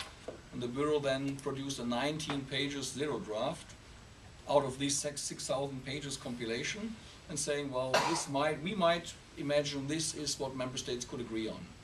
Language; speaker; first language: English; non-native, fluent; German